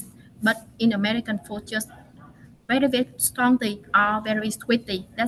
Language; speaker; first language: English; non-native, learner; Vietnamese